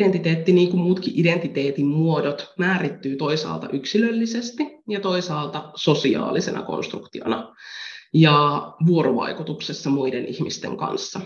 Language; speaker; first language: Finnish; native; Finnish